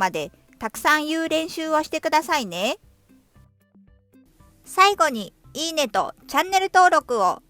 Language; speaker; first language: Japanese; non-native, fluent; Korean